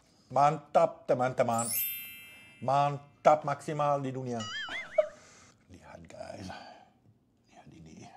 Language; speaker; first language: Indonesian; non-native, learner; French